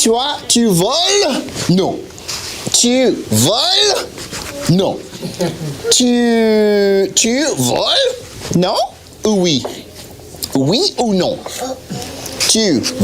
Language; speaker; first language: French; non-native, fluent; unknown